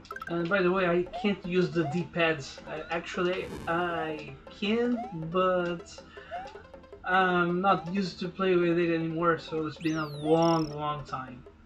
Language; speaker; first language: English; non-native, fluent; Portuguese